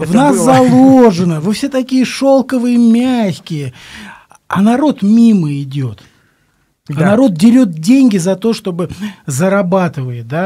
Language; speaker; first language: Russian; native; Russian